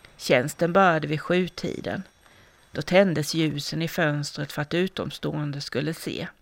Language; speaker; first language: Swedish; native; Swedish